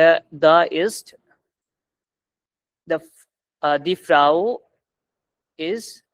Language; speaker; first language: German; non-native, learner; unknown